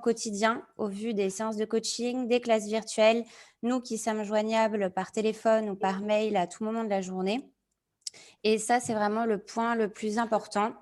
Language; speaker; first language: French; native; French